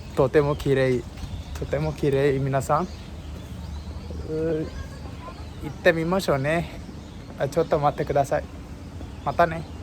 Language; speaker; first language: Japanese; non-native, learner; Sinhala